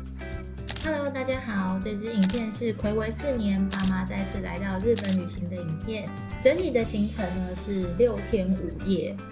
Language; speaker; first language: Chinese; native; Chinese